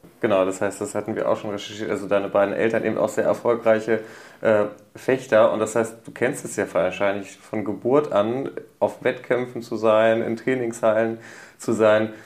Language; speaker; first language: German; native; German